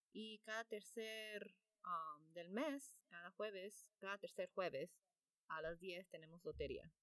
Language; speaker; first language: Spanish; early bilingual, heritage; Spanish